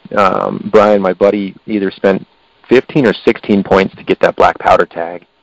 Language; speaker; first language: English; native; English